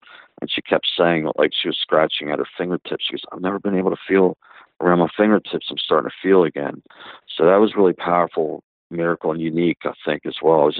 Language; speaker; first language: English; native; English